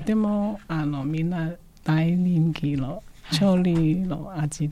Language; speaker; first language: Japanese; non-native, fluent; Chinese